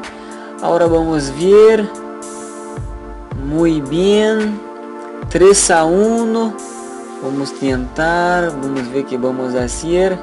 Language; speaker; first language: Portuguese; non-native, learner; Spanish